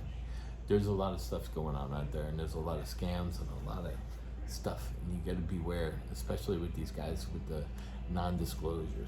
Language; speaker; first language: English; native; English